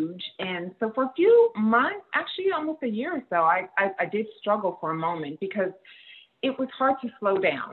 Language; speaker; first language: English; native; English